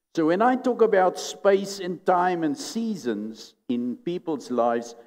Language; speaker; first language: English; non-native, local second language; Afrikaans